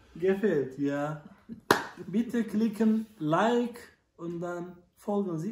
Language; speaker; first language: German; non-native, learner; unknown